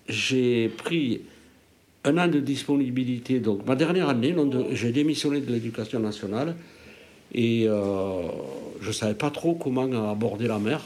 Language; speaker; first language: French; native; French